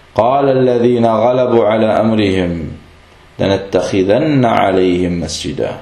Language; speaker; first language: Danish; non-native, fluent; Arabic